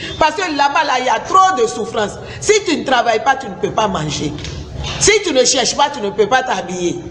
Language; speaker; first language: French; non-native, local second language; Susu